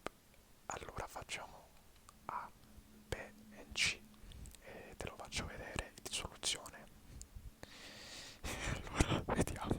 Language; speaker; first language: Italian; early bilingual, heritage; English